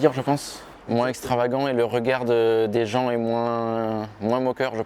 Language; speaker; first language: French; native; French